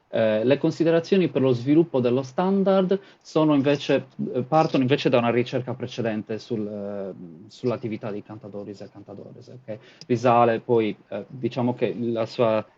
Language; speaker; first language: Italian; native; Italian